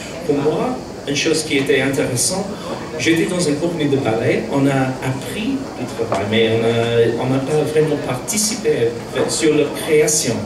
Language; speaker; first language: French; non-native, fluent; English